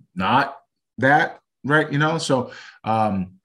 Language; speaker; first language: English; native; English